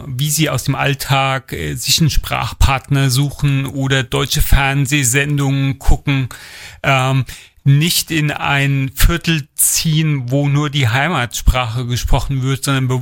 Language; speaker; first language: German; native; German